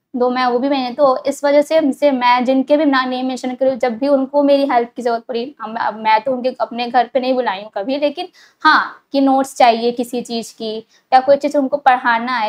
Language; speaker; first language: Hindi; native; Hindi